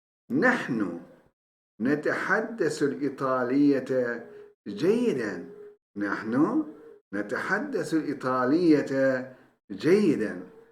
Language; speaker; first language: Arabic; non-native, fluent; Turkish